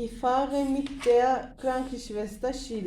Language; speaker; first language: German; non-native, learner; Turkish